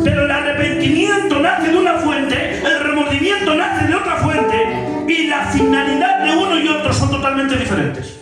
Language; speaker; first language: Spanish; native; Spanish